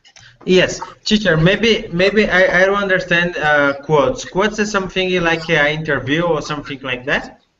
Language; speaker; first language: English; non-native, learner; Portuguese